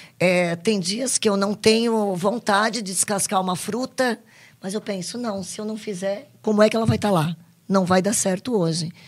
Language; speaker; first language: Portuguese; native; Portuguese